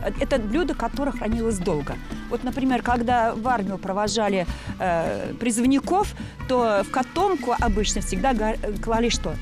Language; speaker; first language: Russian; non-native, local second language; Chuvash